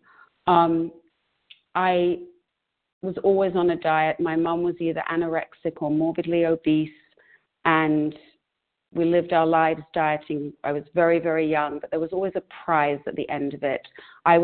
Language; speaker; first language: English; native; English